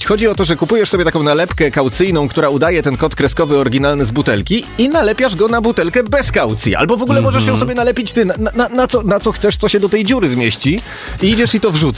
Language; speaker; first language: Polish; native; Polish